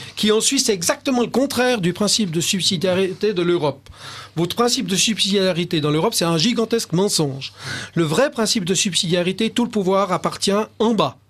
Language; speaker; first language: French; native; French